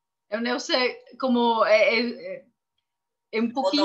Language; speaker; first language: Portuguese; non-native, fluent; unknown